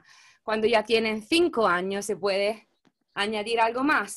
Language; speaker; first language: Spanish; non-native, fluent; Italian